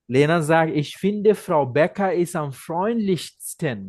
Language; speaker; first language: German; non-native, fluent; Bangla